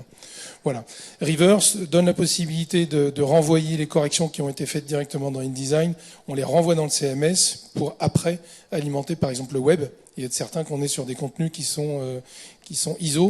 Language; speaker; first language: French; native; French